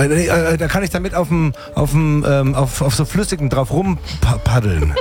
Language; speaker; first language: German; native; German